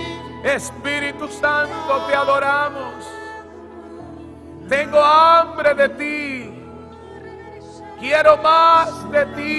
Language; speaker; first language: Spanish; native; Spanish